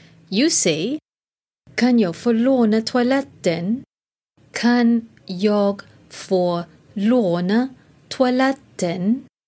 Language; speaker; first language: Swedish; non-native, learner; Malay